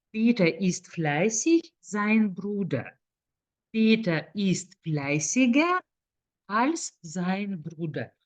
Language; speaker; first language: German; non-native, fluent; Lithuanian